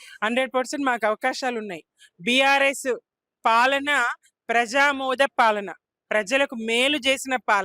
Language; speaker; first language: Telugu; native; Telugu